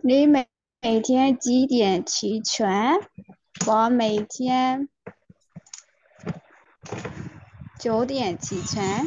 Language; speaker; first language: Chinese; non-native, learner; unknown